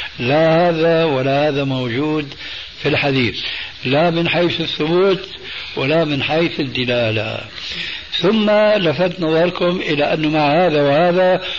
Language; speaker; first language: Arabic; early bilingual, other home language; Albanian